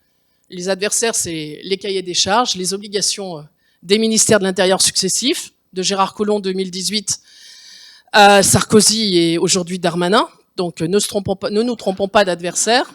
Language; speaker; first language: French; native; French